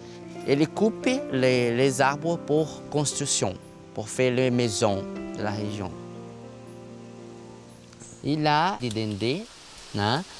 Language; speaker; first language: French; non-native, learner; Portuguese